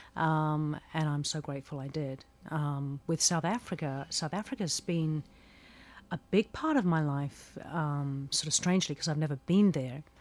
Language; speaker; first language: English; native; English